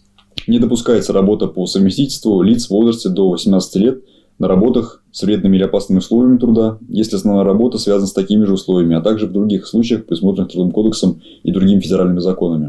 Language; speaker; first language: Russian; native; Russian